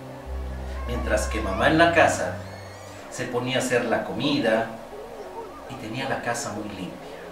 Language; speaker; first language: Spanish; native; Spanish